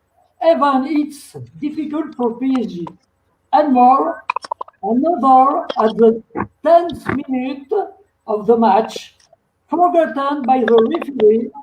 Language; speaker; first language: English; non-native, learner; French